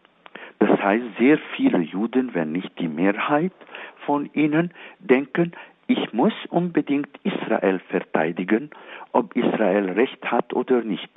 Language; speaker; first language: German; non-native, fluent; Arabic